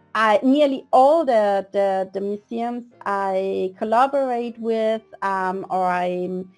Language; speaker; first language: English; non-native, fluent; German